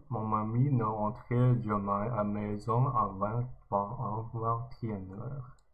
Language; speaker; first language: French; non-native, learner; Chinese